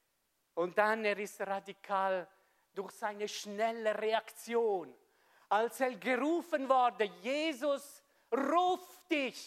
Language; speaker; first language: German; non-native, fluent; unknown